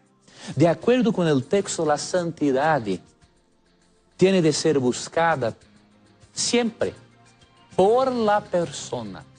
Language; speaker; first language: Spanish; non-native, fluent; Portuguese